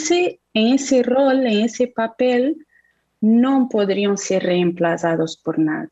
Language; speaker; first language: Spanish; non-native, fluent; Portuguese